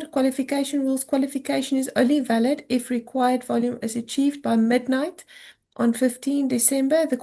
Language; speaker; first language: English; non-native, local second language; Afrikaans